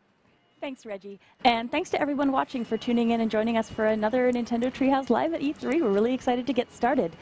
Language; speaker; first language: English; native; English